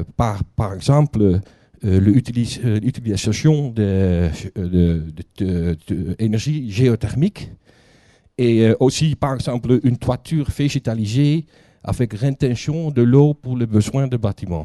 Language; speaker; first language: French; non-native, learner; Dutch